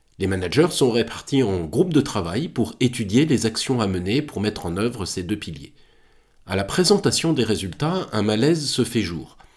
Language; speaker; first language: French; native; French